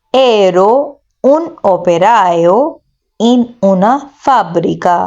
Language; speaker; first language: Italian; non-native, fluent; Urdu